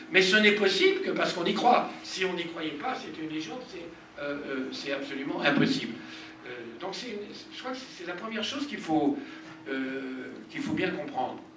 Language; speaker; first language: French; native; French